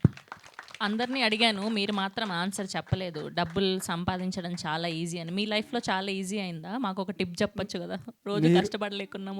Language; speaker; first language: Telugu; native; Telugu